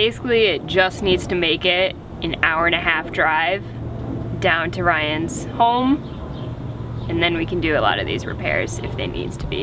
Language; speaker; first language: English; native; English